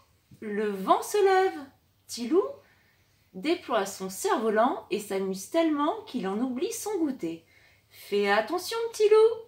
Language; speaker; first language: French; native; French